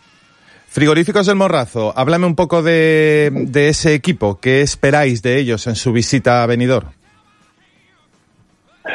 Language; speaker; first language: Spanish; native; Spanish